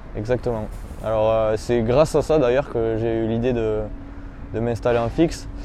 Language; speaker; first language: French; native; French